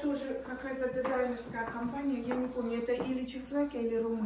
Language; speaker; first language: Russian; native; Russian